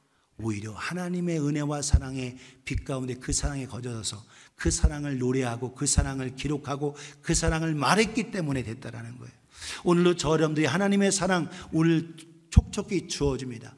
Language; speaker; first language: Korean; native; Korean